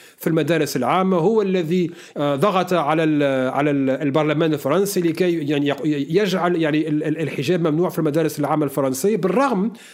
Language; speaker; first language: Arabic; early bilingual, heritage; Arabic